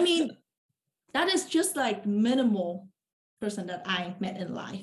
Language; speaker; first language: English; non-native, fluent; Vietnamese